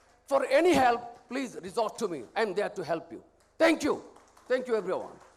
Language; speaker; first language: English; non-native, local second language; Bangla